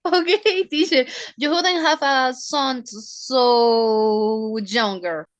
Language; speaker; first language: English; non-native, learner; Spanish